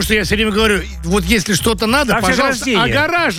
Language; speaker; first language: Russian; native; Russian